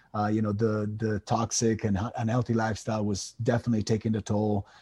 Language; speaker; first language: English; non-native, fluent; Italian